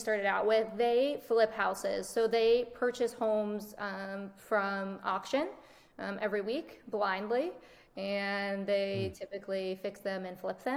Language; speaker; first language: English; native; English